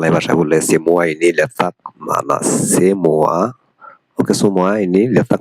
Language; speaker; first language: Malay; non-native, learner; Bangla